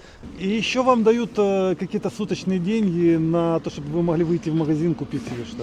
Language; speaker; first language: Russian; native; Russian